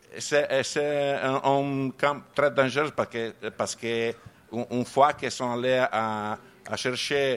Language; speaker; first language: French; non-native, learner; Italian